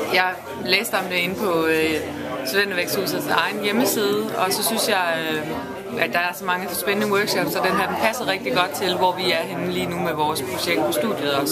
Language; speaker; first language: Danish; native; Danish